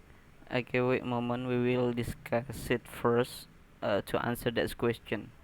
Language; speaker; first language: English; non-native, learner; Indonesian